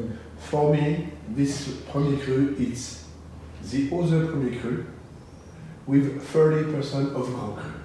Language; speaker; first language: English; non-native, learner; French